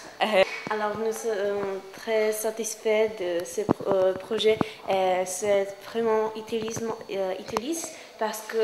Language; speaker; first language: French; non-native, learner; Czech